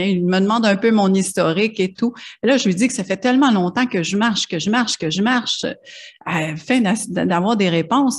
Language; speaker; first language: French; native; French